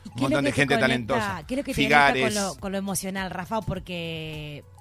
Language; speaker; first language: Spanish; native; Spanish